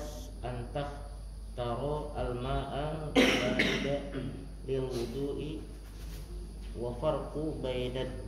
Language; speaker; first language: Arabic; non-native, learner; Indonesian